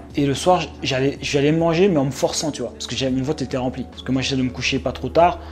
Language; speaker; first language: French; native; French